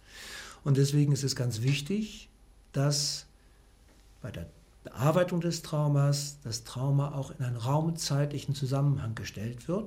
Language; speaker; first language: German; native; German